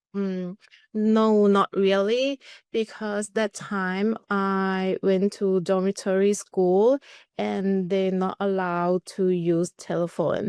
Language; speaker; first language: English; non-native, learner; Thai